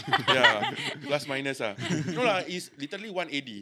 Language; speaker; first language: English; non-native, local second language; Malay